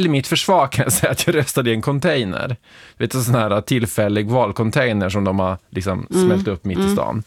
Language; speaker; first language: Swedish; native; Swedish